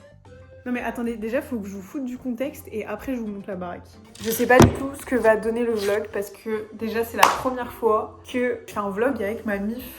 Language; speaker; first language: French; native; French